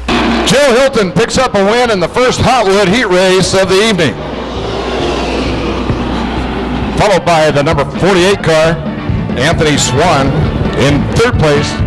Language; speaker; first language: English; native; English